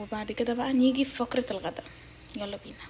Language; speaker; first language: Arabic; native; Arabic